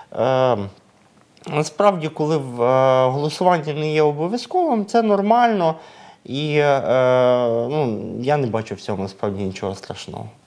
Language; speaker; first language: Ukrainian; native; Ukrainian